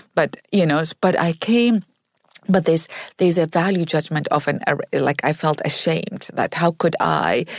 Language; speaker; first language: English; non-native, fluent; Arabic